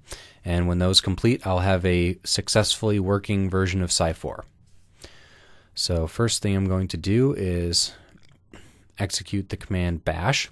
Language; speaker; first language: English; native; English